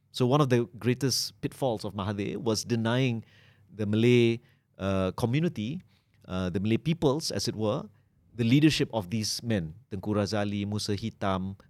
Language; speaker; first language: English; non-native, local second language; Malay